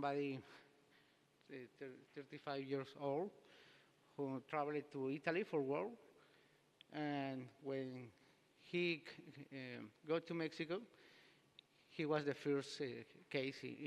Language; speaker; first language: English; non-native, learner; Spanish